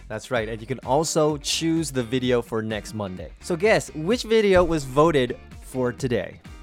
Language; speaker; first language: English; early bilingual, other home language; Chinese